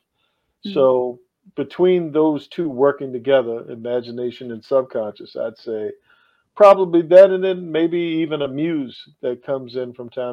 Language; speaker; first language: English; native; English